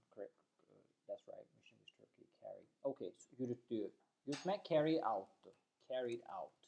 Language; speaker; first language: English; non-native, fluent; Azerbaijani